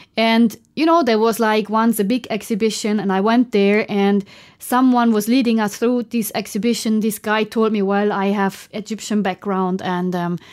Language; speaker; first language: English; non-native, fluent; German